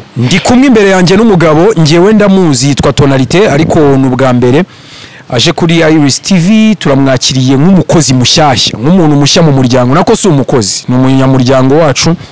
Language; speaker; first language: Kinyarwanda; native; Kinyarwanda